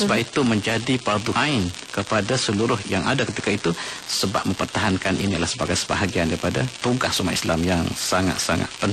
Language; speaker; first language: Malay; native; Malay